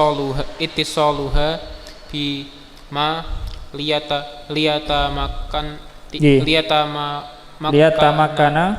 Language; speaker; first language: Arabic; non-native, learner; Indonesian